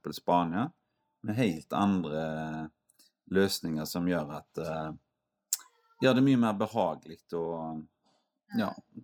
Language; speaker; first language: Norwegian; native; Norwegian